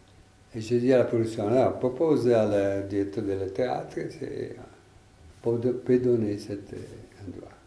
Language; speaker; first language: French; non-native, learner; Italian